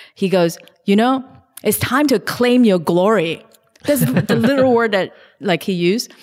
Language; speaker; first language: English; non-native, local second language; Cantonese